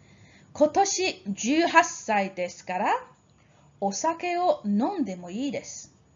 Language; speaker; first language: Japanese; non-native, fluent; English